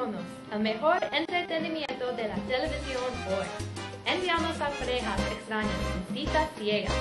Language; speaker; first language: Spanish; non-native, learner; English